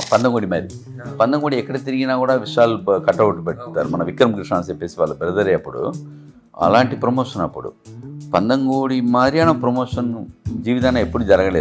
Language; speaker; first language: Telugu; non-native, learner; Tamil